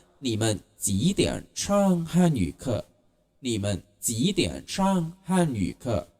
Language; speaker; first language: Chinese; non-native, fluent; Thai